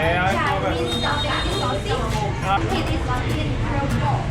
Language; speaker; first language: English; non-native, local second language; Vietnamese